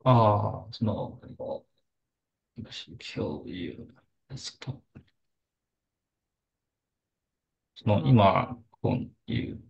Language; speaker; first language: Japanese; non-native, learner; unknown